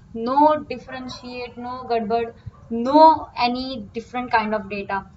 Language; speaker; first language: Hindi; non-native, local second language; Marathi